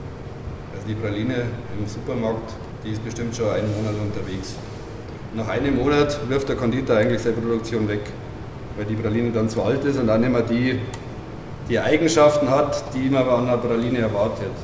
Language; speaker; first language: German; native; German